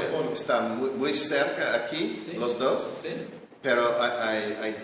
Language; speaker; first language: Spanish; non-native, learner; English